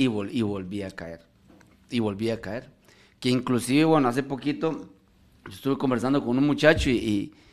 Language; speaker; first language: Spanish; native; Spanish